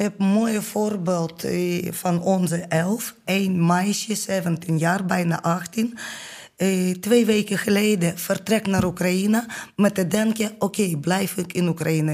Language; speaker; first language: Dutch; non-native, learner; Ukrainian